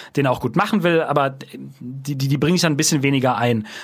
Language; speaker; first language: German; native; German